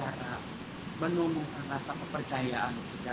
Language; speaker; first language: Indonesian; native; Indonesian